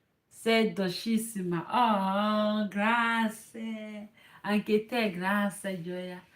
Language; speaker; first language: Italian; non-native, learner; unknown